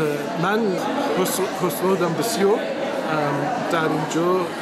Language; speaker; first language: Persian; non-native, learner; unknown